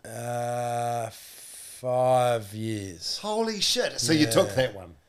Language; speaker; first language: English; native; English